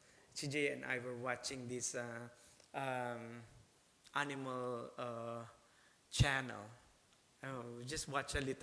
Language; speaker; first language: English; non-native, local second language; Filipino